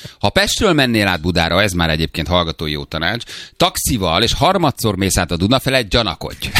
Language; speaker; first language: Hungarian; native; Hungarian